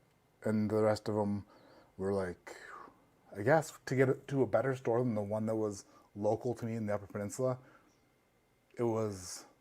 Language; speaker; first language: English; native; English